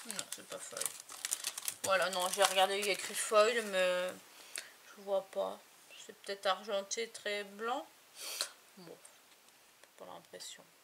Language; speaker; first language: French; native; French